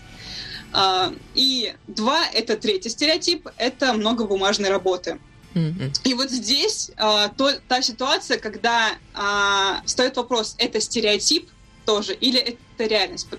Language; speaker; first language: Russian; native; Russian